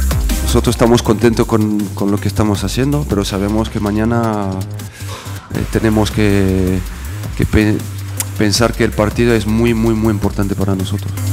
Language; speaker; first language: Spanish; non-native, fluent; French